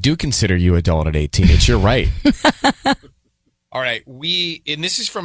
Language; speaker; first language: English; native; English